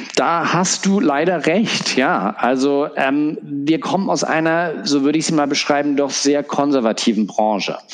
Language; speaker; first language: German; native; German